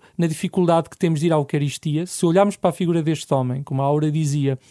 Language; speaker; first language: Portuguese; native; Portuguese